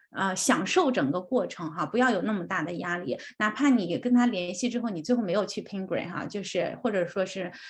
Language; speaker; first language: Chinese; native; Chinese